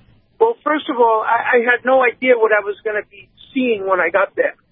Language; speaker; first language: English; native; English